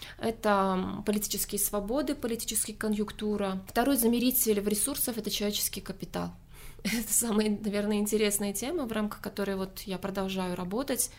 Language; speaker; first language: Russian; non-native, local second language; Tajik